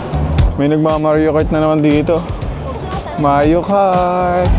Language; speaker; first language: Filipino; native; Filipino